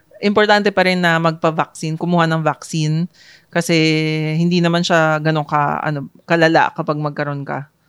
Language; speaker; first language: Filipino; native; Filipino